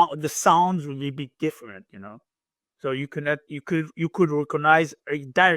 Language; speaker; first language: English; non-native, learner; French